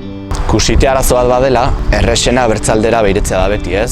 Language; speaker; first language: Basque; native; Basque